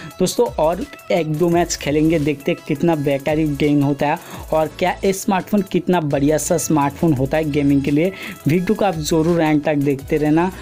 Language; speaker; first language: Hindi; non-native, local second language; Bangla